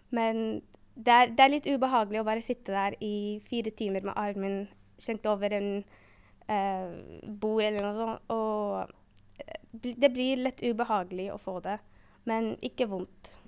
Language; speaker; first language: Norwegian; early bilingual, other home language; Arabic